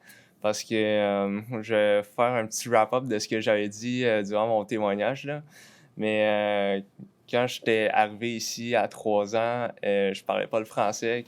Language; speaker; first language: French; native; French